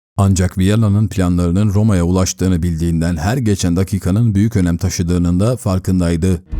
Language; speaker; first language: Turkish; native; Turkish